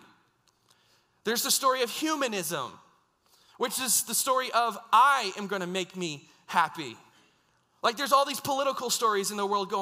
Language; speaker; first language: English; native; English